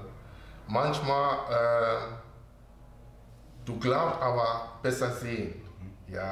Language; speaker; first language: German; non-native, learner; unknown